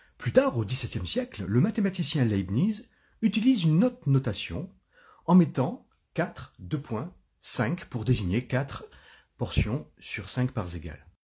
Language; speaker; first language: French; native; French